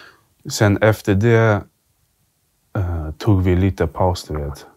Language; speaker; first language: Swedish; early bilingual, other home language; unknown